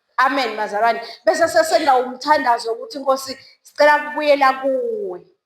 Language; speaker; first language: Zulu; non-native, local second language; Swati